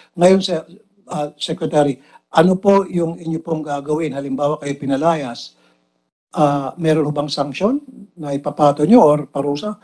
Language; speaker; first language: Filipino; native; Filipino